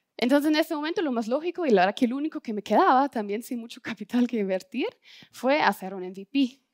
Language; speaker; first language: Spanish; non-native, fluent; German